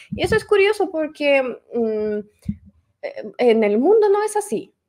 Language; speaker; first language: Spanish; non-native, fluent; Russian